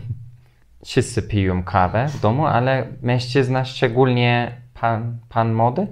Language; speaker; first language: Polish; non-native, fluent; Turkish